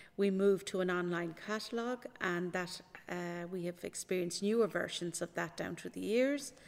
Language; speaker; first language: English; native; English